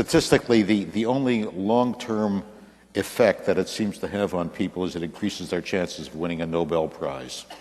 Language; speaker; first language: English; native; English